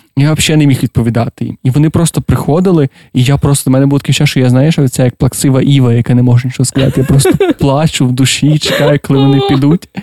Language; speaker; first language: Ukrainian; non-native, local second language; Russian